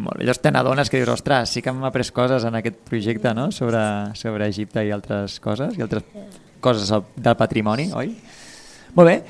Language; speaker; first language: Catalan; native; Catalan